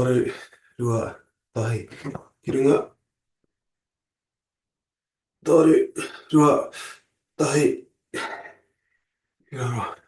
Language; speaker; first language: Māori; non-native, local second language; English